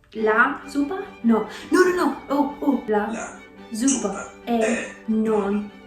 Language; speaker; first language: Italian; non-native, learner; English